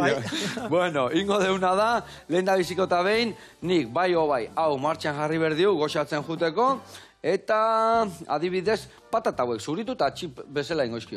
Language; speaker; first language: Basque; native; Basque